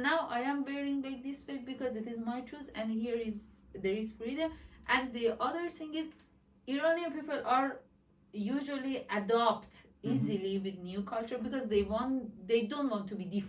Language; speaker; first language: English; non-native, learner; Persian